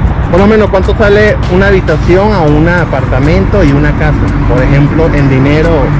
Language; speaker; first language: Spanish; native; Spanish